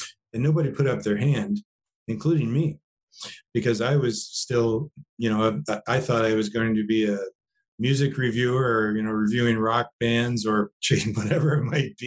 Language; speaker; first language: English; native; English